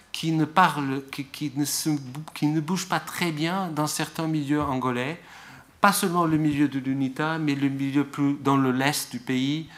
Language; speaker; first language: French; non-native, fluent; Portuguese